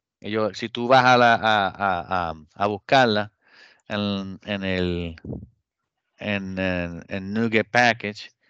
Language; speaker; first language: Spanish; early bilingual, heritage; Spanish